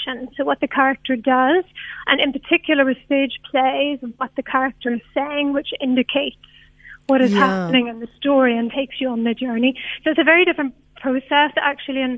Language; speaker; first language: English; native; English